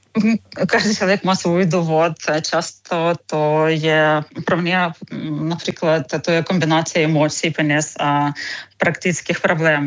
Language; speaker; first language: Czech; non-native, fluent; Ukrainian